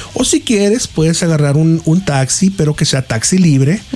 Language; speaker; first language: Spanish; early bilingual, heritage; Spanish